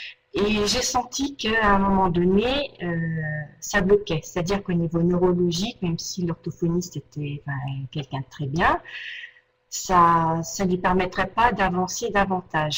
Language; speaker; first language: French; native; French